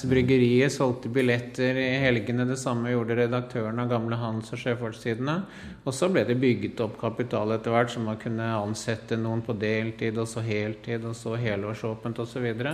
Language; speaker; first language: Norwegian; native; Norwegian